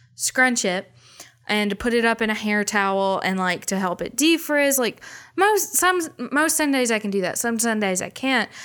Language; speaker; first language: English; native; English